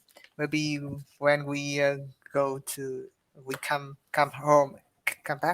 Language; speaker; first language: English; non-native, learner; Vietnamese